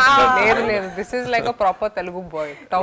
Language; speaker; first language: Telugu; non-native, local second language; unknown